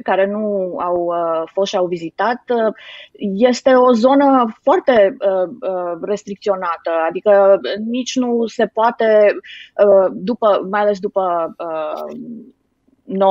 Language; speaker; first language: Romanian; native; Romanian